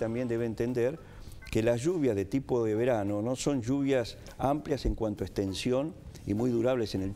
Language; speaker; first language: Spanish; native; Spanish